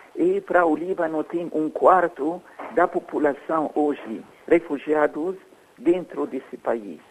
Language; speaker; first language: Portuguese; non-native, fluent; Arabic